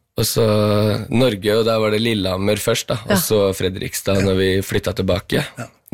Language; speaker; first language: Norwegian; early bilingual, heritage; Norwegian